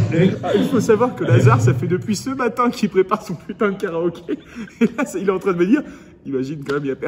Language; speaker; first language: French; native; French